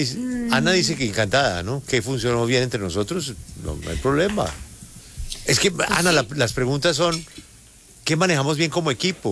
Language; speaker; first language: Spanish; native; Spanish